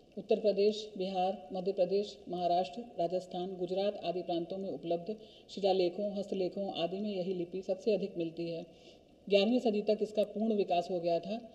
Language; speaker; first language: Hindi; native; Hindi